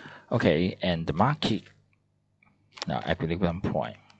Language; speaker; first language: English; non-native, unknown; Chinese